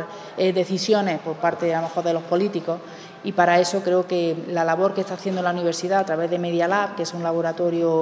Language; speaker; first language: Spanish; native; Spanish